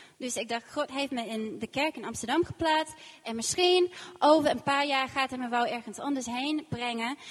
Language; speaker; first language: Dutch; non-native, fluent; English